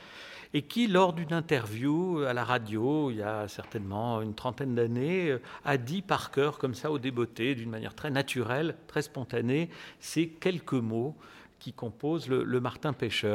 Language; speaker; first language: French; native; French